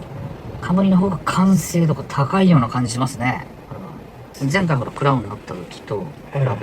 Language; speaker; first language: Japanese; native; Japanese